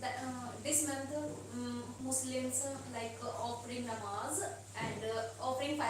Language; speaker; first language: English; non-native, learner; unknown